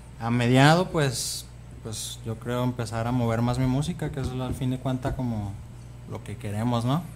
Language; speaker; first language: Spanish; native; Spanish